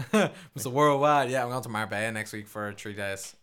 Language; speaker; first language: English; native; English